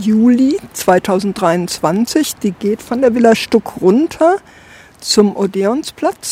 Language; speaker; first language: German; native; German